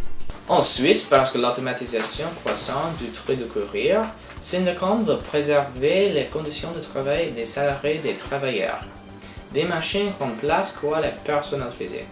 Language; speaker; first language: French; non-native, learner; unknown